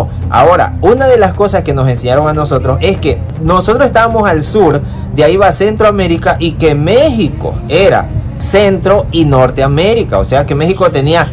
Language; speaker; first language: Spanish; native; Spanish